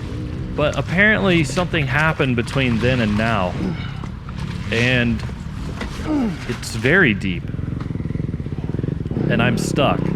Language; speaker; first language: English; native; English